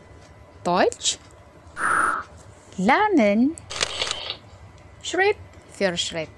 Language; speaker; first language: German; non-native, learner; Indonesian